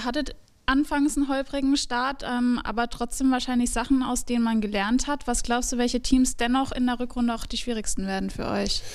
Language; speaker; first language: German; native; German